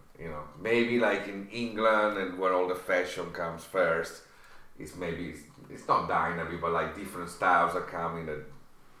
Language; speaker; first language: English; non-native, fluent; Italian